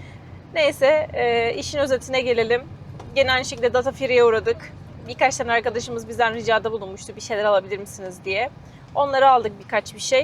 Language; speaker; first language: Turkish; native; Turkish